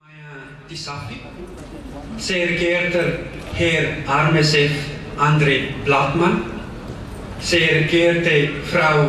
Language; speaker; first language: German; non-native, fluent; Nepali